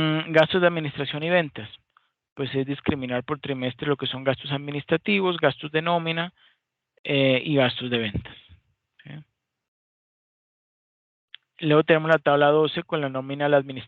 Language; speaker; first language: Spanish; native; Spanish